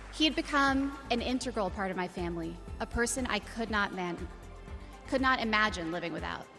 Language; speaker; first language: English; native; English